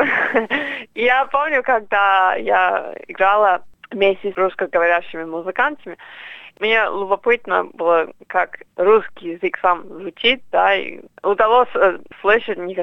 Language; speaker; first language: Russian; non-native, fluent; English